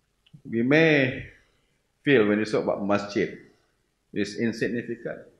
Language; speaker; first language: English; non-native, local second language; Malay